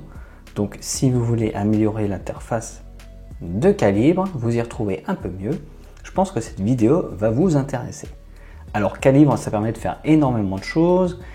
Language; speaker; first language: French; native; French